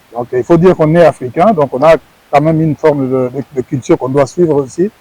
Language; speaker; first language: French; non-native, local second language; Lingala